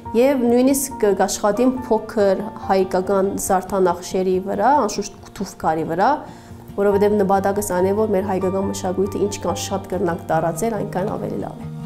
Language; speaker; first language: Armenian; early bilingual, heritage; Armenian